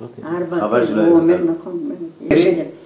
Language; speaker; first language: Hebrew; non-native, learner; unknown